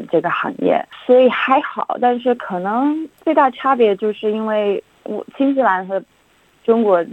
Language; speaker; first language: Chinese; non-native, fluent; English